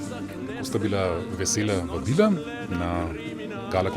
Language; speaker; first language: Slovenian; native; Slovenian